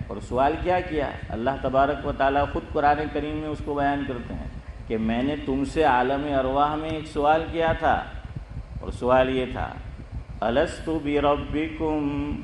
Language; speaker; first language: Urdu; non-native, local second language; Gujarati